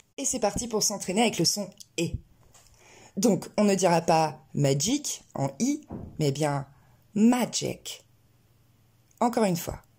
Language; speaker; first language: French; native; French